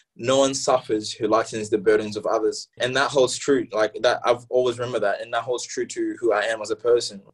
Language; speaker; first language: English; early bilingual, other home language; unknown